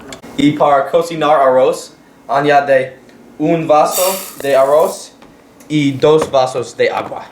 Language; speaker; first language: Spanish; non-native, learner; English